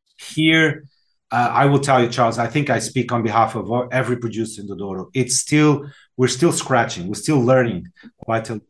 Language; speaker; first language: English; non-native, fluent; Portuguese